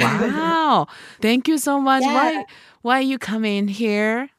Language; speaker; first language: English; non-native, learner; Japanese